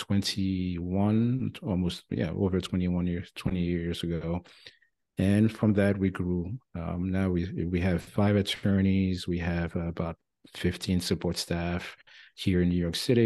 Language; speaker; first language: English; non-native, fluent; French